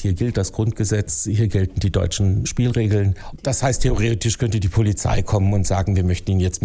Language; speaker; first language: German; native; German